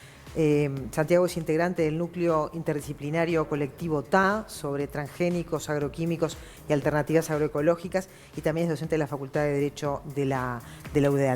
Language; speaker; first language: Spanish; native; Spanish